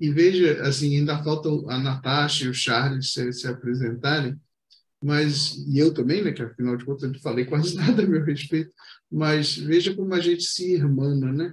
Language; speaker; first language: Portuguese; native; Portuguese